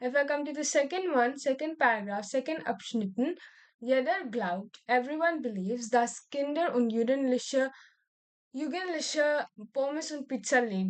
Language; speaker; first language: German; non-native, learner; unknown